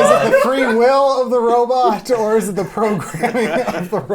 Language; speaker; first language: English; native; English